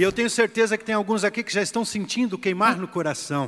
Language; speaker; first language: Portuguese; native; Portuguese